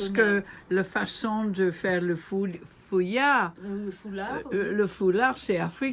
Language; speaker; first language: French; non-native, learner; English